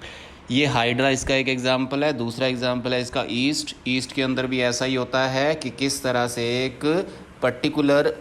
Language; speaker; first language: Hindi; native; Hindi